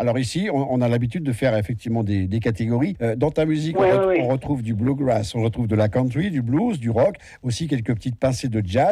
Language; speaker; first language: French; native; French